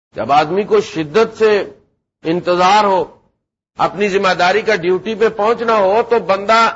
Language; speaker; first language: Urdu; non-native, local second language; Punjabi